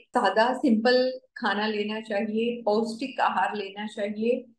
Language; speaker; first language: Hindi; non-native, local second language; Marathi